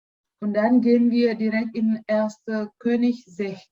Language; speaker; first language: German; non-native, learner; Indonesian